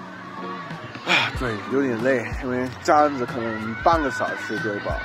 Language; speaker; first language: Chinese; non-native, fluent; English